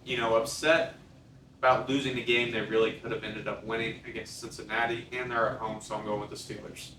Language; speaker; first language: English; native; English